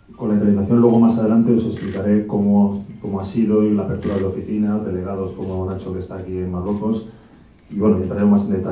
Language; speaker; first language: Spanish; native; Spanish